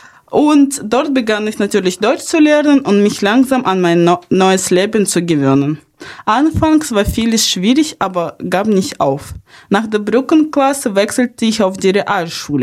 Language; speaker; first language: German; non-native, fluent; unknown